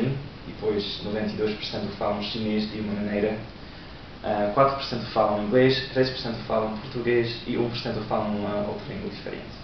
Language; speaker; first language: Portuguese; non-native, learner; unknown